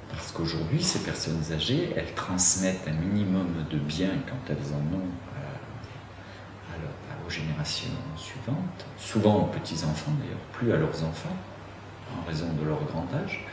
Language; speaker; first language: French; native; French